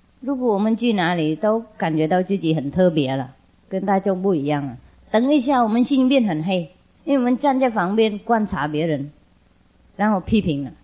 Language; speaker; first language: Chinese; non-native, fluent; Vietnamese